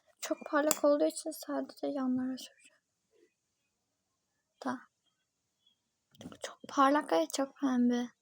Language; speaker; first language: Turkish; native; Turkish